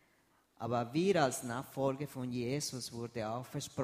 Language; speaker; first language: German; non-native, fluent; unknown